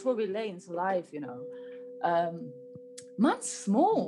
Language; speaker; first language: English; native; English